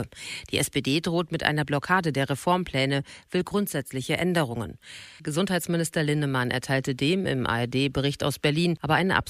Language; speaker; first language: German; native; German